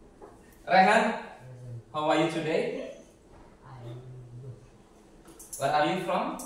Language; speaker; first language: English; non-native, fluent; Indonesian